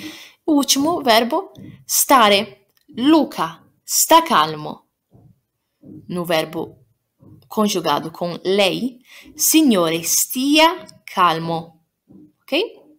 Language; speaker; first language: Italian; non-native, fluent; Portuguese